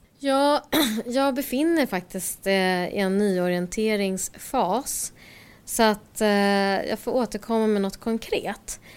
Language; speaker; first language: Swedish; early bilingual, other home language; Korean